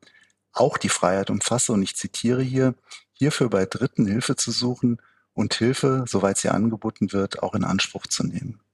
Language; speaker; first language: German; native; German